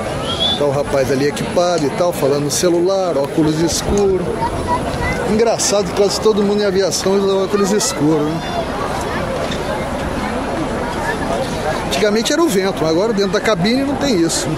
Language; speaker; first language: Portuguese; native; Portuguese